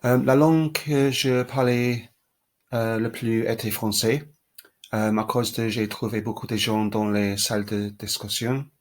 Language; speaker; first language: French; non-native, learner; English